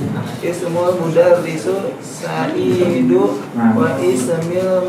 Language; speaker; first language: Arabic; non-native, learner; Indonesian